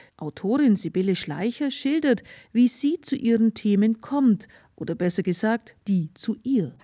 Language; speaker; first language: German; native; German